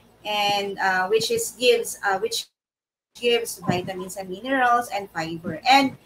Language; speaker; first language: English; non-native, local second language; Filipino